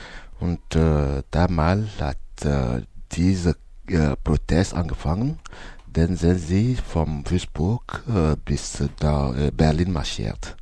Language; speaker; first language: German; non-native, learner; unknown